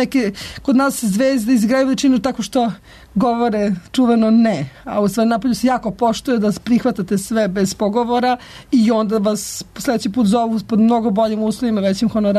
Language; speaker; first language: Serbian; native; Serbian